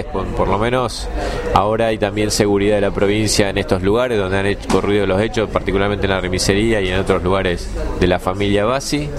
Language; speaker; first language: Spanish; native; Spanish